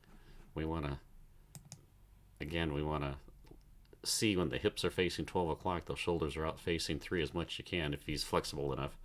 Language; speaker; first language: English; native; English